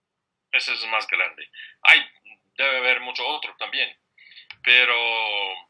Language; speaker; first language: Spanish; non-native, fluent; English